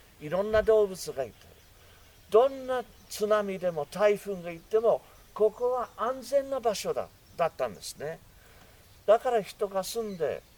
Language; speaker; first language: Japanese; non-native, fluent; English